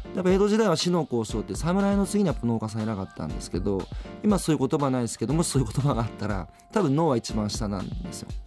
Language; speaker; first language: Japanese; native; Japanese